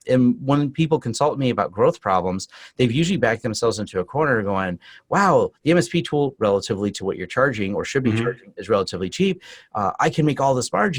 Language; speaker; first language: English; native; English